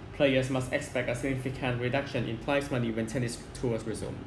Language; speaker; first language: English; non-native, fluent; Thai